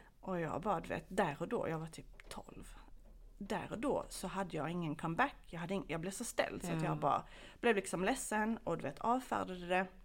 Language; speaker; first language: Swedish; early bilingual, other home language; Bosnian